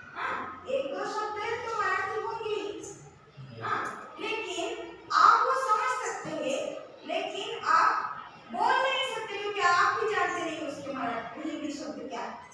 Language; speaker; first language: Hindi; non-native, local second language; Marathi